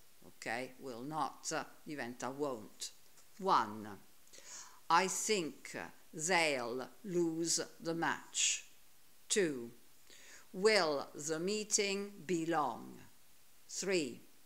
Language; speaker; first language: English; non-native, fluent; Italian